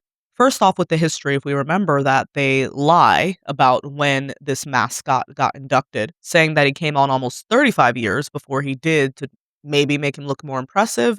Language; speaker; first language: English; native; English